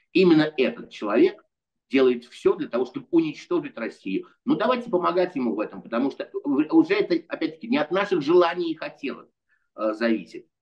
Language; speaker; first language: Russian; native; Russian